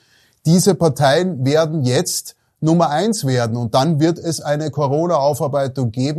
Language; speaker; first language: German; native; German